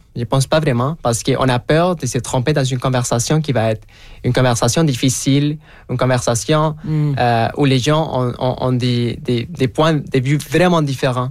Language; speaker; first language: French; non-native, fluent; Spanish